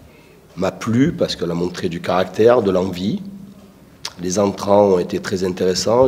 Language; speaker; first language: French; native; French